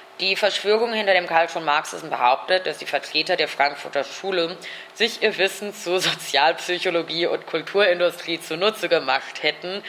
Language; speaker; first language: German; native; German